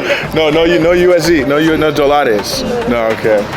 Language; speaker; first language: Spanish; non-native, learner; English